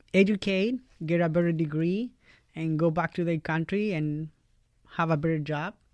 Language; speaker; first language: English; non-native, fluent; Spanish